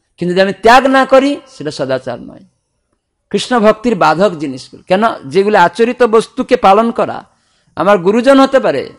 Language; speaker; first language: Bangla; non-native, fluent; Odia